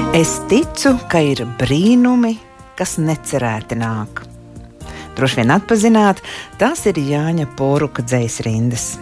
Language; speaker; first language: Latvian; native; Latvian